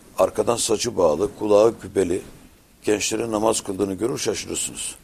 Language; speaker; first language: Turkish; native; Turkish